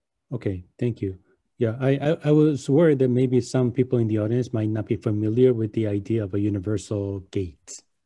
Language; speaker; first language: English; non-native, fluent; Korean